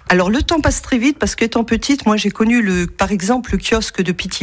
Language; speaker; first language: French; native; French